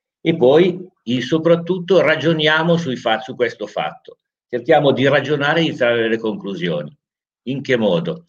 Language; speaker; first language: Italian; native; Italian